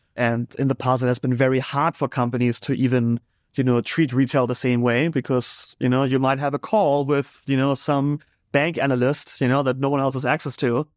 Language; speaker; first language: English; non-native, fluent; German